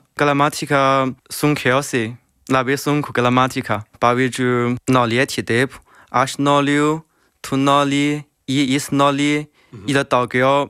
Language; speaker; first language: Lithuanian; non-native, learner; Chinese